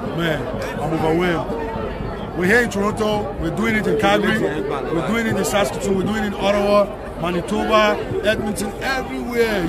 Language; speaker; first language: English; non-native, local second language; Bini